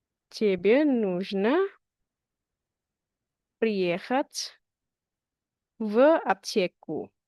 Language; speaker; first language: Russian; non-native, learner; Indonesian